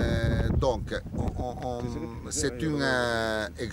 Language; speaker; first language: French; non-native, fluent; Italian